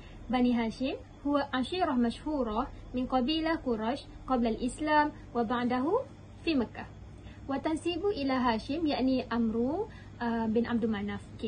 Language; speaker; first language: Arabic; non-native, learner; Malay